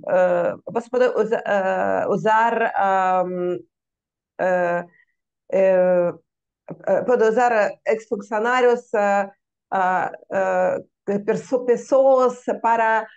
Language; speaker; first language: Portuguese; non-native, learner; Russian